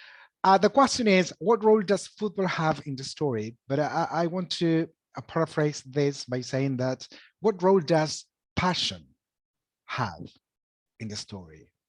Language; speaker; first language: English; non-native, fluent; Spanish